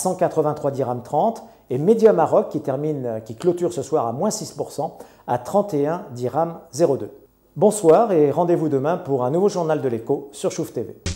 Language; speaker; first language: French; non-native, local second language; Arabic